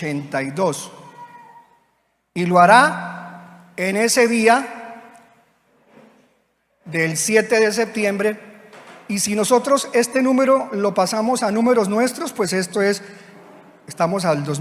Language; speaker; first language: Spanish; native; Spanish